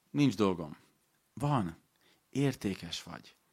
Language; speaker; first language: Hungarian; native; Hungarian